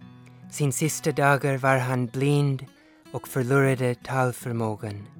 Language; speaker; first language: Swedish; non-native, fluent; English